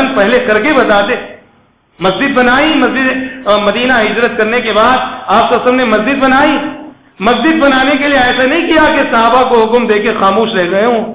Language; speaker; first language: Urdu; native; Urdu